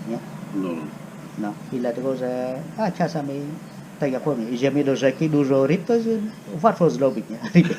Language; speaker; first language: Polish; non-native, fluent; Khmer